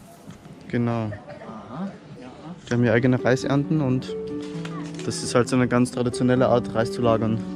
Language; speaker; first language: German; native; German